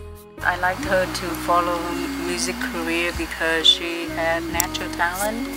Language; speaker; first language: English; early bilingual, other home language; Vietnamese